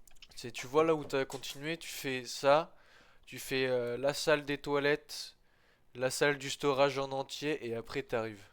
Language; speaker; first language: French; native; French